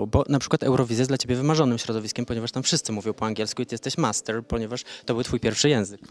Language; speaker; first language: Polish; native; Polish